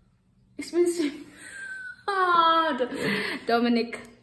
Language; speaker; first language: German; non-native, learner; Filipino